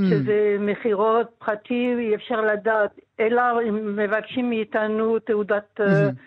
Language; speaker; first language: Hebrew; non-native, fluent; French